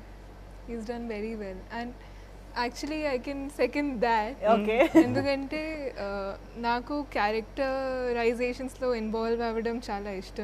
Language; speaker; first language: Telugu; non-native, fluent; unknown